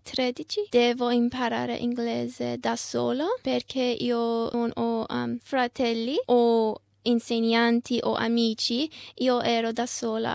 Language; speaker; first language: Italian; non-native, learner; Persian